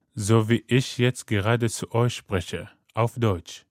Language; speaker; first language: German; non-native, fluent; Arabic